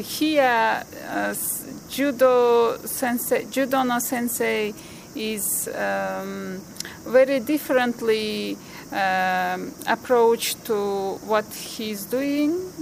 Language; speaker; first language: English; non-native, fluent; Uzbek